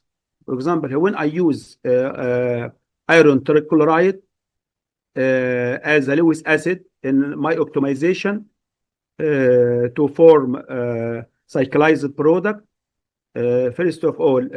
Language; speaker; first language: English; non-native, fluent; Arabic